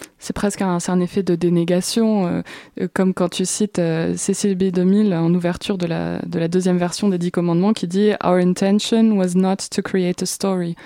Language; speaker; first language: French; native; French